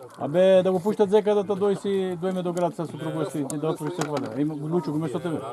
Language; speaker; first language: Macedonian; native; Macedonian